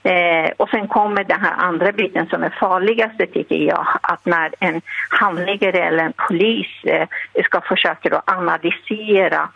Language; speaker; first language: Swedish; non-native, fluent; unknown